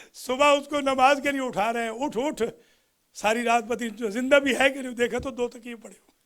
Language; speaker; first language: Urdu; native; Urdu